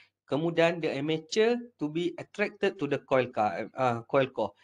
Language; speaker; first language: English; non-native, local second language; Malay